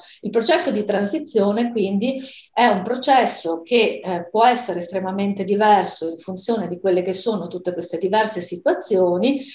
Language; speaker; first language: Italian; native; Italian